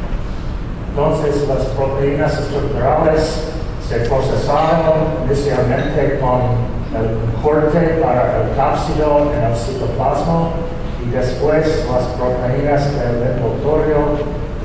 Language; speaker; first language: Spanish; non-native, fluent; English